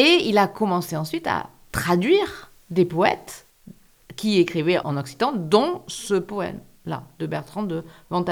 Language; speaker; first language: French; native; French